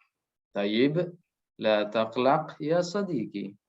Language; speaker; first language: Arabic; non-native, fluent; Indonesian